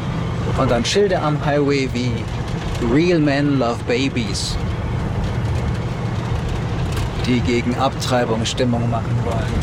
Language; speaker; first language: German; native; German